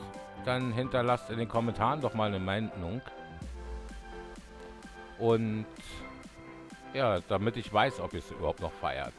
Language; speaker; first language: German; native; German